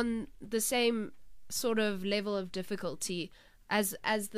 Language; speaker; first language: English; native; English